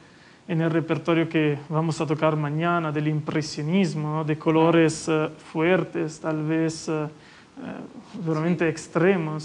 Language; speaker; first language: Spanish; non-native, fluent; Italian